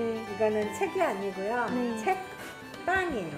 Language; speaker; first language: Korean; native; Korean